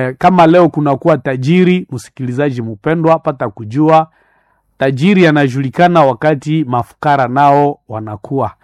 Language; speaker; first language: Swahili; non-native, local second language; Nande